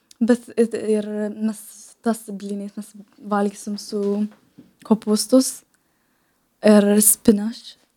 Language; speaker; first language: Lithuanian; non-native, learner; Tigrinya